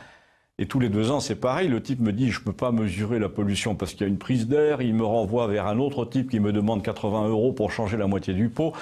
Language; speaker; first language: French; native; French